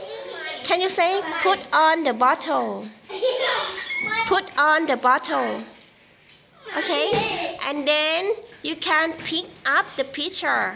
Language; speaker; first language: English; non-native, fluent; Thai